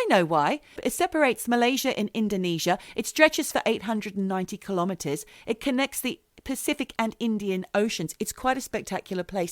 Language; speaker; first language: English; native; English